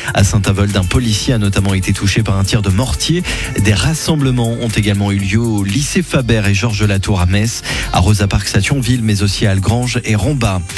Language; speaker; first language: French; native; French